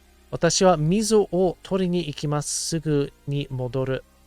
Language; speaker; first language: Japanese; non-native, learner; English